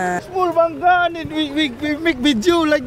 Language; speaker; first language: English; non-native, learner; Cebuano